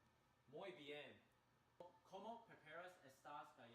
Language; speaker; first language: Spanish; non-native, learner; English